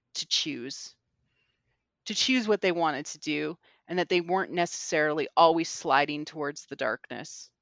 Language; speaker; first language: English; native; English